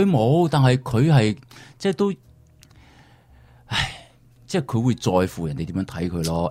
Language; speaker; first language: Cantonese; early bilingual, other home language; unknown